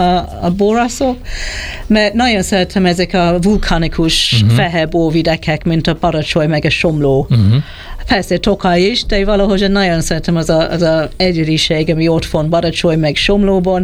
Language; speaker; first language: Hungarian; non-native, learner; English